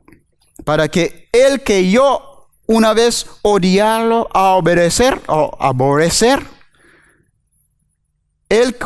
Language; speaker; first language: Spanish; non-native, fluent; English